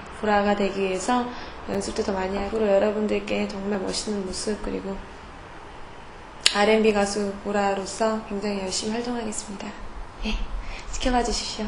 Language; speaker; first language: Korean; native; Korean